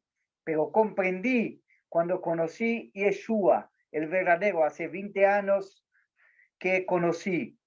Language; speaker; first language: Spanish; non-native, learner; Portuguese